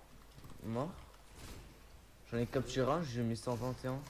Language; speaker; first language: French; native; French